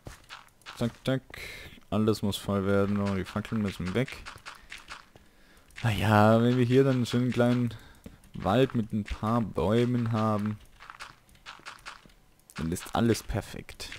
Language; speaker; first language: German; native; German